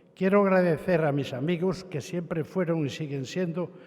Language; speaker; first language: Spanish; native; Spanish